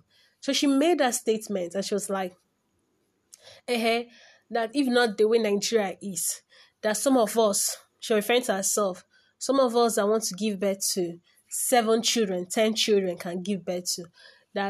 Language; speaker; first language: English; non-native, local second language; Igbo